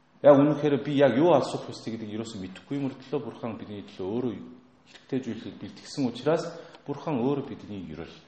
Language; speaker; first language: Mongolian; non-native, fluent; Korean